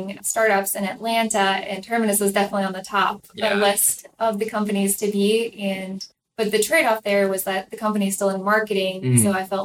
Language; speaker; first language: English; non-native, fluent; Ukrainian